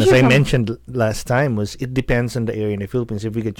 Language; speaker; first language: English; non-native, local second language; Filipino